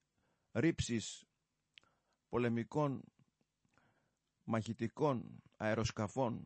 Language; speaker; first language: Greek; native; Greek